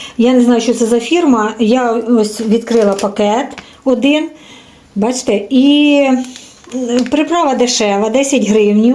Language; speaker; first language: Ukrainian; native; Ukrainian